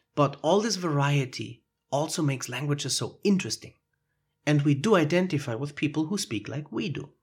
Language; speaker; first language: English; non-native, fluent; German